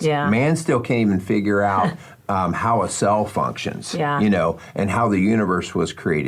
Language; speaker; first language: English; native; English